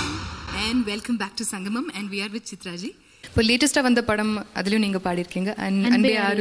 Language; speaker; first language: Tamil; native; Tamil